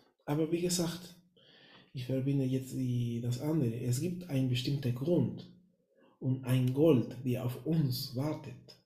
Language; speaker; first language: German; non-native, fluent; Spanish